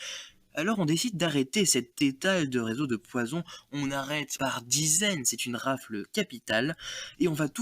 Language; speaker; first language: French; native; French